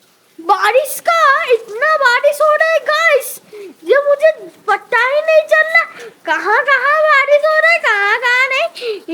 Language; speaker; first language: Hindi; non-native, local second language; Odia